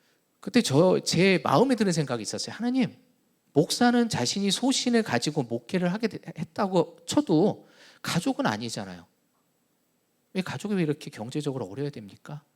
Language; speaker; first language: Korean; native; Korean